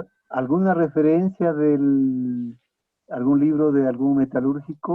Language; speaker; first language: Spanish; native; Spanish